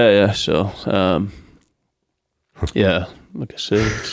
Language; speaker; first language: English; native; English